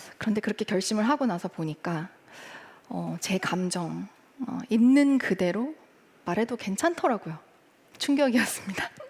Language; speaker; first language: Korean; early bilingual, heritage; Korean